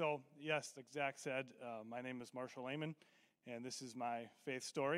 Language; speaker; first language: English; native; English